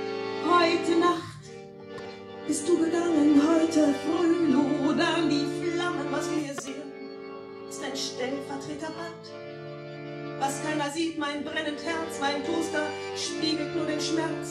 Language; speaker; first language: German; native; German